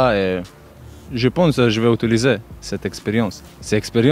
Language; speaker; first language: French; non-native, learner; Macedonian